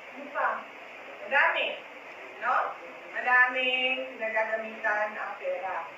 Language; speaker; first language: Filipino; non-native, local second language; Bikol